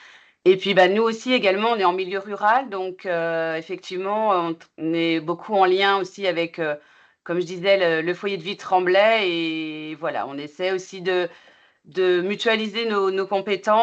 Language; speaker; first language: French; native; French